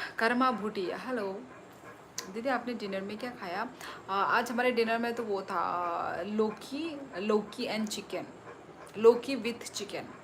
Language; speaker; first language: Hindi; non-native, local second language; Kok Borok